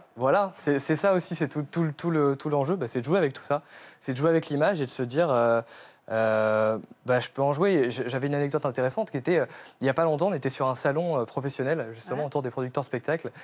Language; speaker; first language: French; native; French